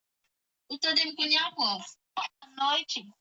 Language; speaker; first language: Portuguese; non-native, learner; Haitian Creole